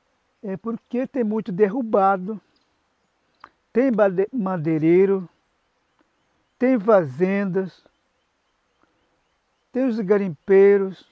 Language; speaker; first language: Portuguese; non-native, local second language; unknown